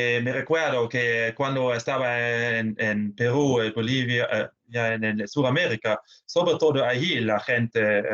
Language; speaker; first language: Spanish; non-native, fluent; German